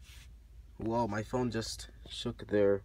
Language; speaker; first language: English; native; English